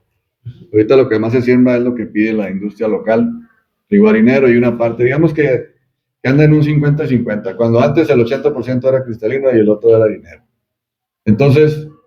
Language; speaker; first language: Spanish; native; Spanish